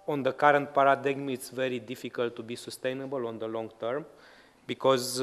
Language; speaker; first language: English; non-native, fluent; Romanian